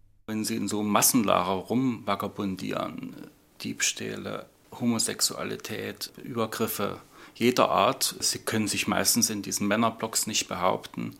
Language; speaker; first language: German; native; German